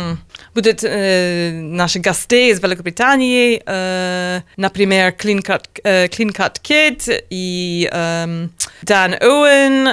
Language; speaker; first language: Russian; non-native, learner; English